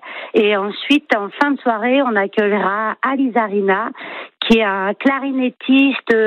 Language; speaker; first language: French; native; French